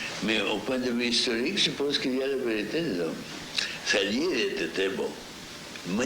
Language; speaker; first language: French; non-native, fluent; Russian